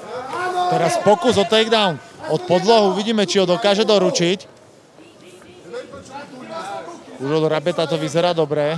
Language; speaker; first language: Slovak; native; Slovak